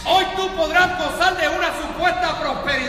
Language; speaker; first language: Spanish; native; Spanish